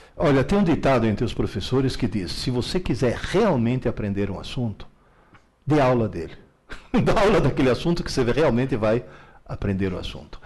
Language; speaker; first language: Portuguese; early bilingual, other home language; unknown